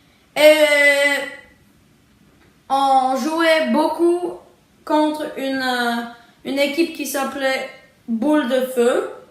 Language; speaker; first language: French; early bilingual, other home language; Czech